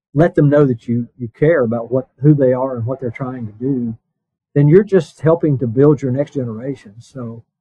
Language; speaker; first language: English; native; English